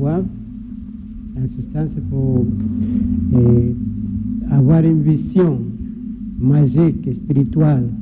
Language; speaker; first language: French; non-native, learner; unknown